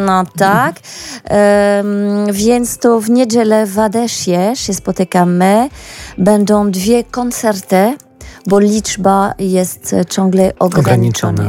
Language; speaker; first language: Polish; non-native, learner; French